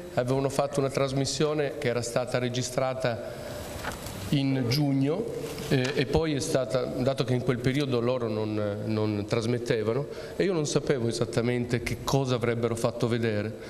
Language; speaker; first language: Italian; native; Italian